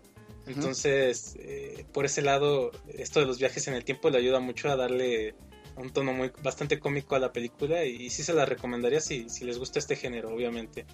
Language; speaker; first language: Spanish; native; Spanish